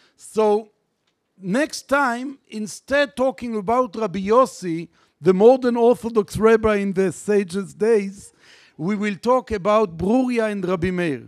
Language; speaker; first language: English; non-native, fluent; Hebrew